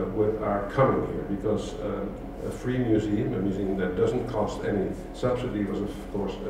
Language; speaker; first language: English; non-native, fluent; Dutch